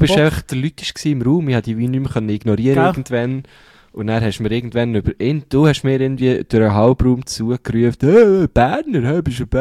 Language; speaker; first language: German; native; German